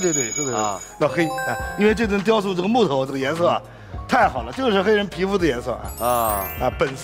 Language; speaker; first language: Chinese; native; Chinese